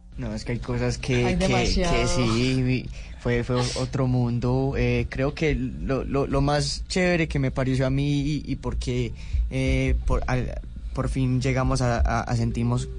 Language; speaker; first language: Spanish; early bilingual, heritage; Spanish